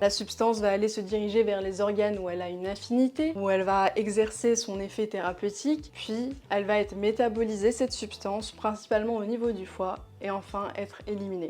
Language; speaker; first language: French; native; French